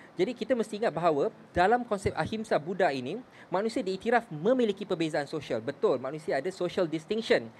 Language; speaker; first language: Malay; native; Malay